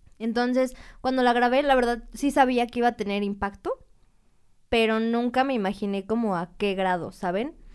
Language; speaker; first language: Spanish; native; Spanish